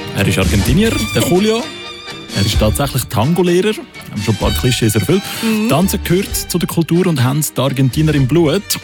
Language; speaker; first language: German; native; German